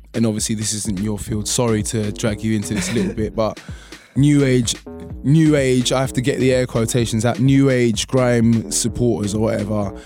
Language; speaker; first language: English; early bilingual, other home language; Akan